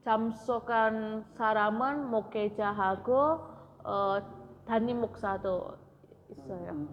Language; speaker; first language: Korean; non-native, learner; Indonesian